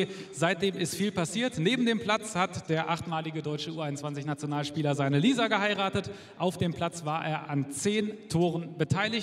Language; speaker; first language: German; native; German